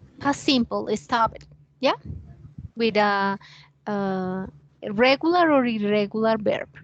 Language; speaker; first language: English; non-native, learner; Spanish